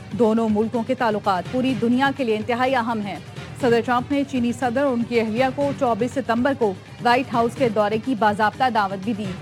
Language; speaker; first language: Urdu; native; Urdu